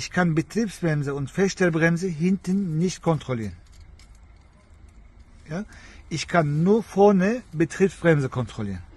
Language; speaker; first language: German; non-native, fluent; Turkish